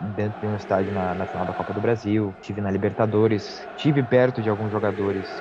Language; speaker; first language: Portuguese; native; Portuguese